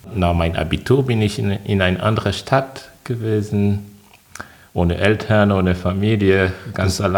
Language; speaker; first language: German; non-native, fluent; French